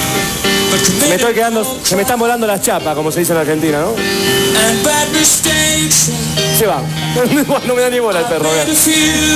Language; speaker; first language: Spanish; native; Spanish